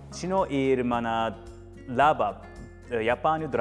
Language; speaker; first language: Latvian; non-native, learner; Japanese